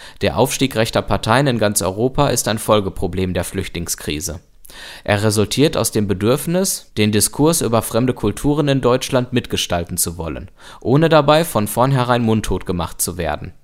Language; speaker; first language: German; native; German